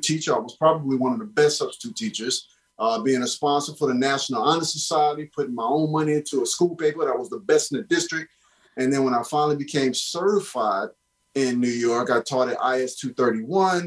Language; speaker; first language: English; native; English